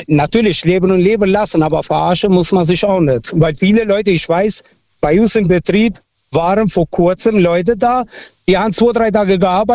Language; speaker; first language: German; non-native, fluent; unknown